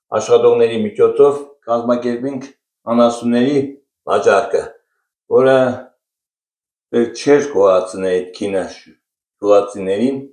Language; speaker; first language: Armenian; native; Armenian